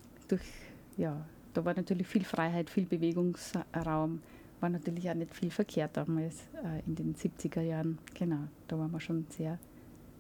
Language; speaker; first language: German; native; German